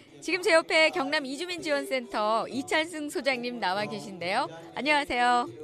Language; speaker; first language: Korean; native; Korean